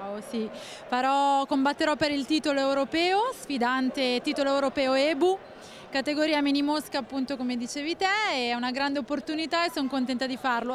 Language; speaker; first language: Italian; native; Italian